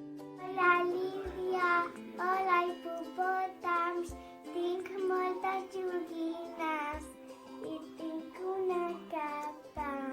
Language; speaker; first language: Catalan; non-native, local second language; Spanish